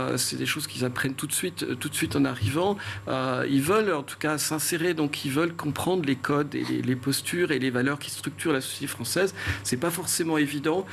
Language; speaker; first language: French; native; French